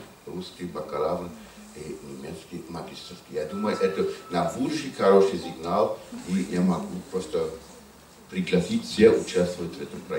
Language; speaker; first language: Russian; non-native, fluent; German